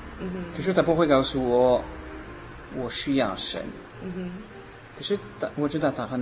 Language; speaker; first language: Chinese; non-native, learner; French